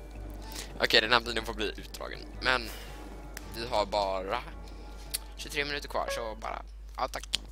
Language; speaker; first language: Swedish; native; Swedish